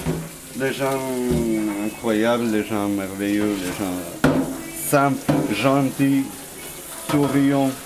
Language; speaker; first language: French; non-native, learner; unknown